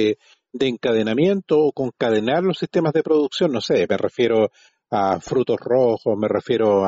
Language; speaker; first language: Spanish; native; Spanish